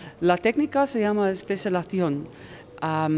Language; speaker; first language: Spanish; non-native, learner; English